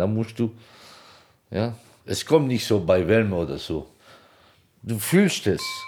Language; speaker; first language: German; non-native, learner; Turkish